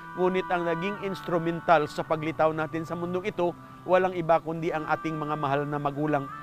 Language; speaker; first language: Filipino; non-native, local second language; Hiligaynon